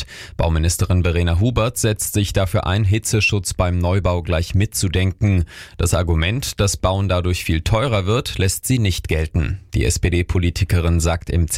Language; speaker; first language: German; native; German